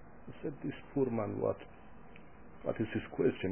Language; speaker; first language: English; non-native, fluent; Persian